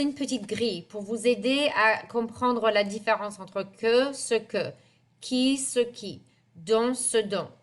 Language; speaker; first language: French; non-native, fluent; English